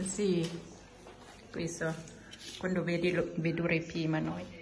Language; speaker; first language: Italian; non-native, learner; Thai